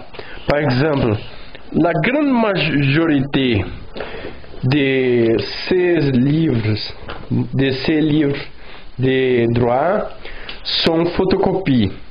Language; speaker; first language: French; non-native, learner; Portuguese